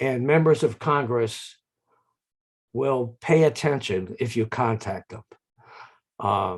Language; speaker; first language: English; native; English